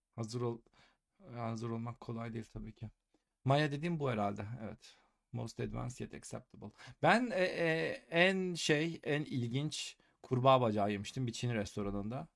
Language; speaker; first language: Turkish; native; Turkish